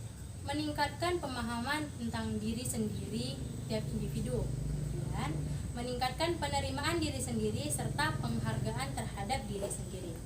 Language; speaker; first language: Indonesian; native; Indonesian